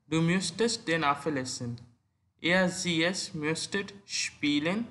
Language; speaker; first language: German; non-native, learner; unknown